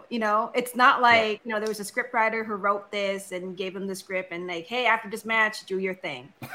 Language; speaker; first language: English; non-native, local second language; Filipino